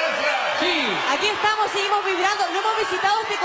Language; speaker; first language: Spanish; native; Spanish